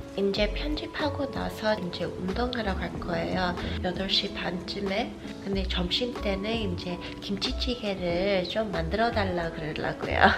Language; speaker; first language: Korean; early bilingual, heritage; Korean